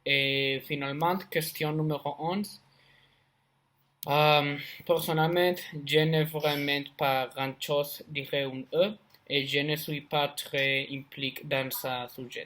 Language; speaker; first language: French; non-native, learner; Spanish